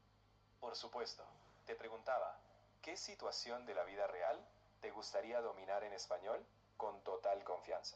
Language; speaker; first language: Spanish; non-native, learner; English